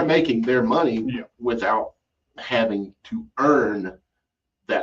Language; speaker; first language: English; native; English